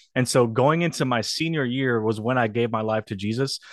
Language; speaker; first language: English; native; English